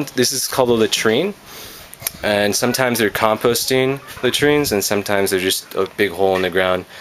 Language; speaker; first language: English; native; English